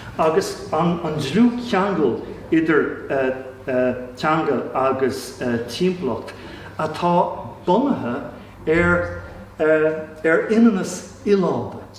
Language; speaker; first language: Irish; non-native, local second language; English